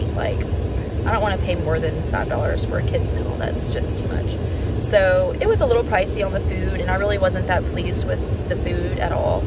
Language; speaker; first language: English; native; English